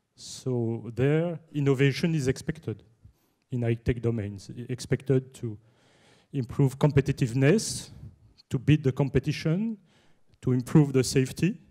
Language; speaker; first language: English; non-native, fluent; French